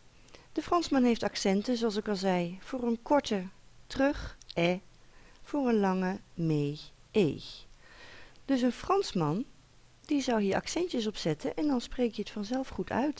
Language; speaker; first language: Dutch; native; Dutch